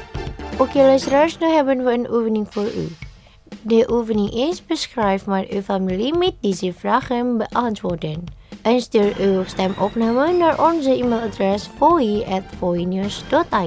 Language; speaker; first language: Dutch; non-native, learner; Indonesian